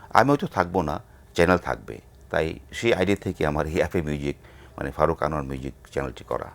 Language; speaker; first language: Bangla; native; Bangla